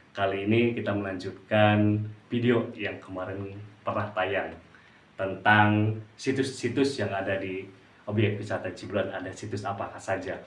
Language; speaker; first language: Indonesian; non-native, local second language; Sundanese